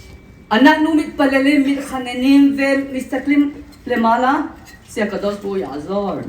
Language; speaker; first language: Hebrew; non-native, fluent; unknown